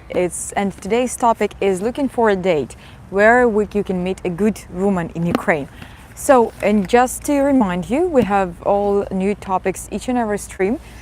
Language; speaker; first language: English; non-native, fluent; Russian